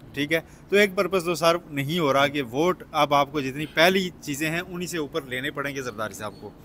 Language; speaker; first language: Urdu; native; Urdu